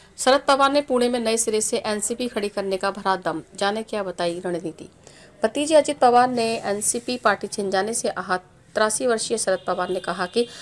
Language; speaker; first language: Hindi; native; Hindi